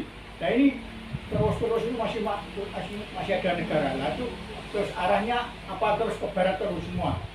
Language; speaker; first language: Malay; non-native, local second language; Javanese